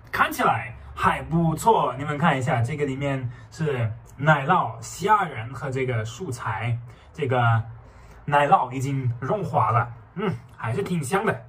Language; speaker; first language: Chinese; non-native, fluent; German